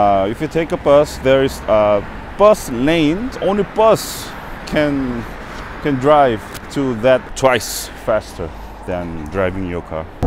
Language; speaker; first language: English; non-native, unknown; Korean